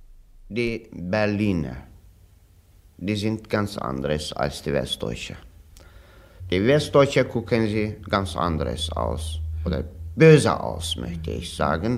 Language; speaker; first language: German; non-native, learner; Turkish